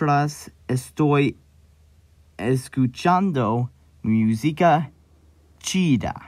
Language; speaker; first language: Spanish; non-native, learner; English